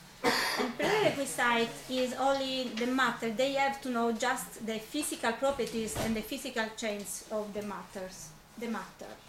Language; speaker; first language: English; non-native, fluent; Italian